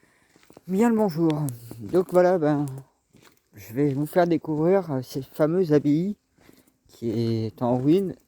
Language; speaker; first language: French; native; French